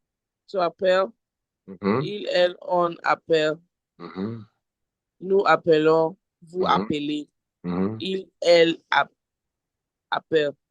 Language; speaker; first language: French; non-native, learner; English